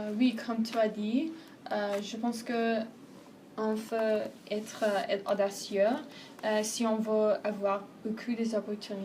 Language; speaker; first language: French; non-native, learner; Persian